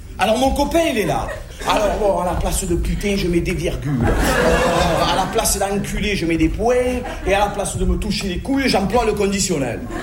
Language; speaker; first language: French; native; French